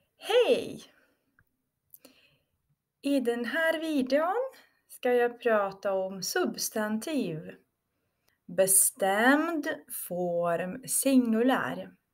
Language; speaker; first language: Swedish; non-native, fluent; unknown